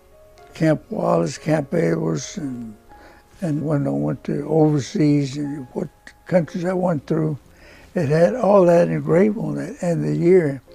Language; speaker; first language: English; non-native, local second language; Spanish